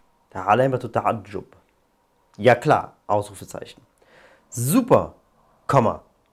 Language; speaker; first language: German; non-native, fluent; Arabic